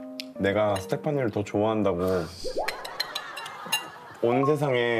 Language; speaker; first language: Korean; native; Korean